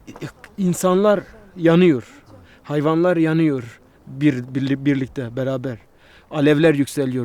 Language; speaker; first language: Turkish; non-native, local second language; Kurdish